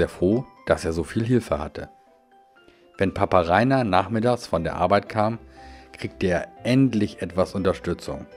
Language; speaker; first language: German; native; German